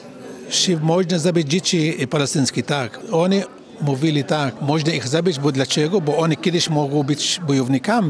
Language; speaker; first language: Polish; non-native, fluent; Arabic